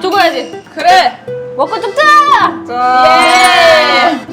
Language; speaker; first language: Korean; non-native, fluent; German